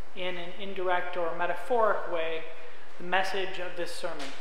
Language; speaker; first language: English; native; English